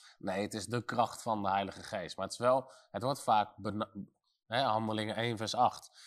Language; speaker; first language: Dutch; native; Dutch